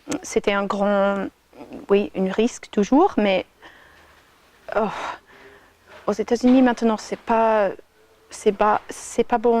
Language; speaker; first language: French; non-native, fluent; English